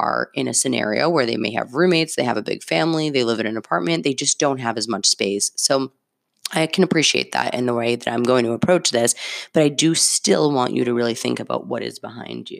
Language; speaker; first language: English; native; English